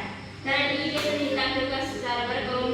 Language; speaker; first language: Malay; non-native, local second language; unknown